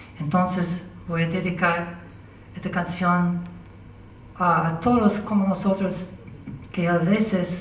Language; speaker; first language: Spanish; non-native, learner; English